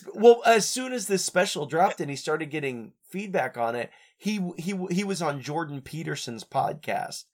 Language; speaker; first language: English; native; English